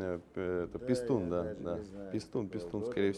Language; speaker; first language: Russian; native; Russian